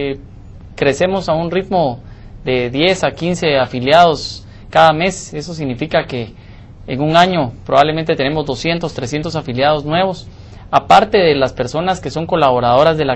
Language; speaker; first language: Spanish; native; Spanish